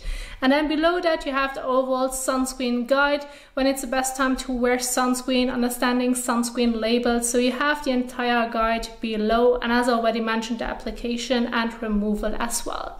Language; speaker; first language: English; non-native, fluent; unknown